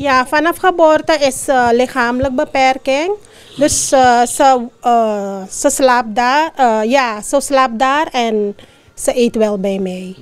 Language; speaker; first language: Dutch; non-native, local second language; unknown